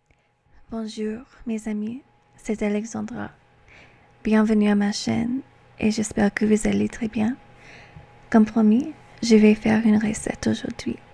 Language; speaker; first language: French; non-native, learner; English